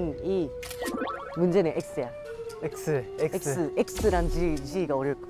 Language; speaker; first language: Korean; non-native, learner; Japanese